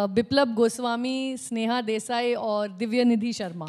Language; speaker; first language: Hindi; non-native, local second language; Telugu